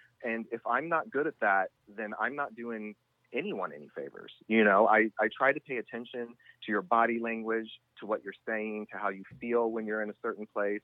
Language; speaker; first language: English; native; English